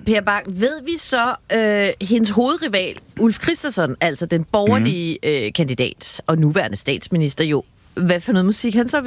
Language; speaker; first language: Danish; native; Danish